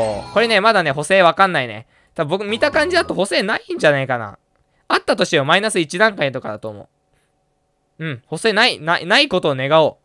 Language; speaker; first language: Japanese; native; Japanese